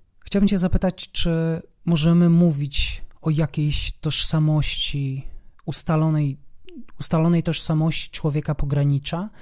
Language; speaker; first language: Polish; native; Polish